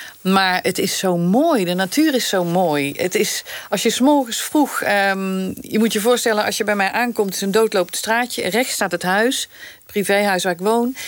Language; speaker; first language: Dutch; native; Dutch